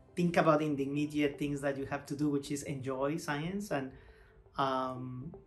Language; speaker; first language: English; non-native, fluent; Spanish